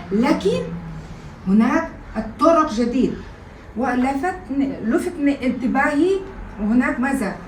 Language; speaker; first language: Arabic; non-native, fluent; Kazakh